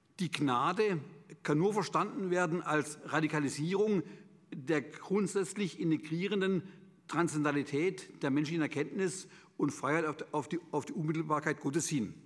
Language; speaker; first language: German; native; German